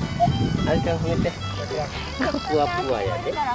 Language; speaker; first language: Japanese; non-native, fluent; Indonesian